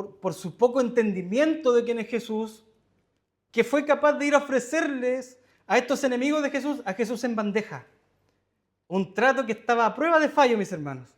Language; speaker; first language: Spanish; native; Spanish